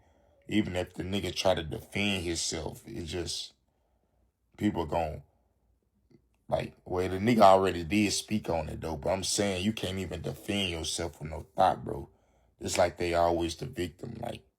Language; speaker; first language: English; native; English